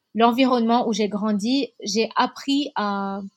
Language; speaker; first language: French; non-native, local second language; Arabic